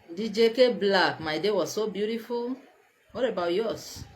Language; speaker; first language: English; non-native, local second language; Yoruba